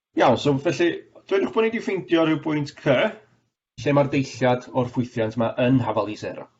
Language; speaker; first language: Welsh; native; Welsh